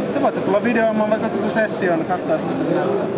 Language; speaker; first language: Finnish; native; Finnish